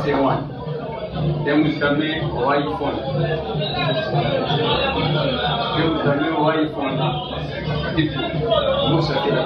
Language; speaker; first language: Portuguese; non-native, learner; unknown